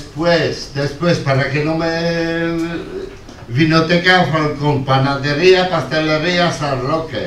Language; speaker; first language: Spanish; non-native, learner; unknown